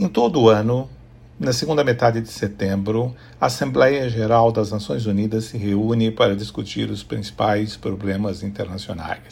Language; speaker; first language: Portuguese; native; Portuguese